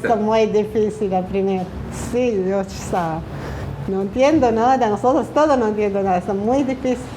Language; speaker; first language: Spanish; non-native, learner; Arabic